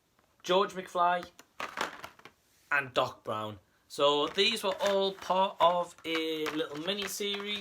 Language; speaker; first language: English; native; English